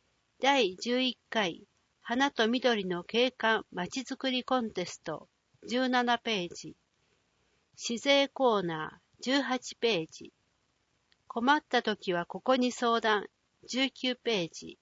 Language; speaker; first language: Japanese; native; Japanese